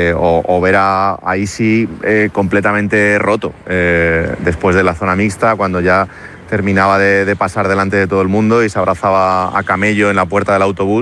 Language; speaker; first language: Spanish; native; Spanish